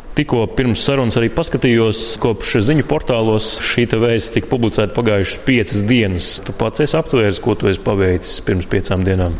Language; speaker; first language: Latvian; native; Latvian